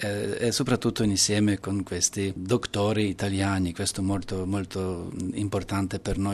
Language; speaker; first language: Italian; non-native, learner; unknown